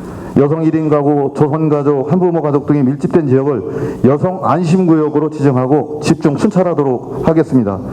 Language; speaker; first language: Korean; native; Korean